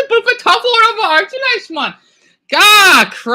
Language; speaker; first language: German; non-native, learner; English